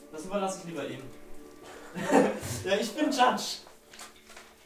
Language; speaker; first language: German; native; German